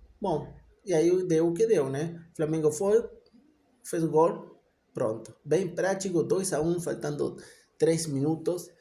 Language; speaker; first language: Portuguese; non-native, fluent; Spanish